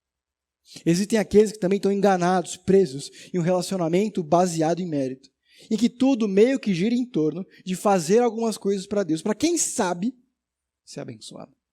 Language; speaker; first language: Portuguese; native; Portuguese